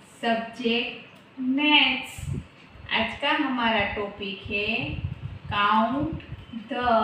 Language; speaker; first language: Hindi; non-native, local second language; Gujarati